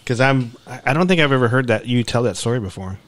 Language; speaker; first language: English; native; English